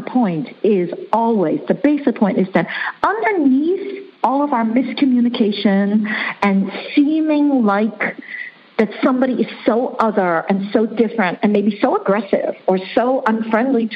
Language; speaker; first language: English; early bilingual, other home language; Chinese